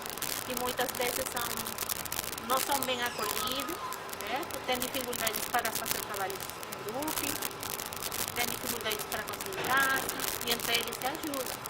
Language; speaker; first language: Portuguese; non-native, fluent; Spanish